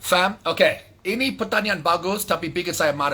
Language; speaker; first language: Indonesian; non-native, fluent; English